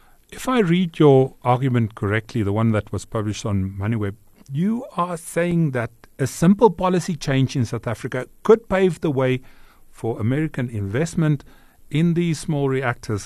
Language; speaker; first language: English; non-native, local second language; Afrikaans